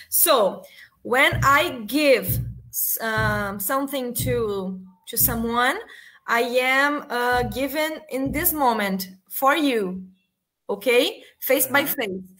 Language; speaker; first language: English; non-native, learner; Portuguese